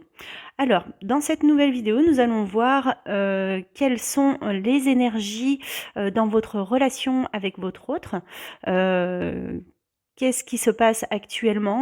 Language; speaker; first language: French; native; French